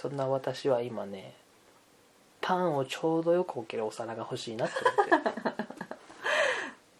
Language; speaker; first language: Japanese; native; Japanese